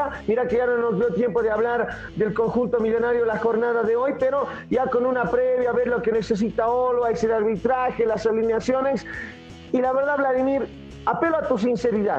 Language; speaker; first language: Spanish; native; Spanish